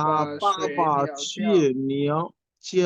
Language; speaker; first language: Chinese; non-native, learner; Bangla